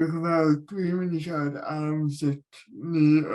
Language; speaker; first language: Welsh; non-native, local second language; English